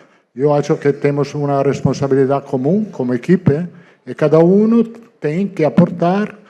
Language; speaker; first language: Portuguese; non-native, learner; Italian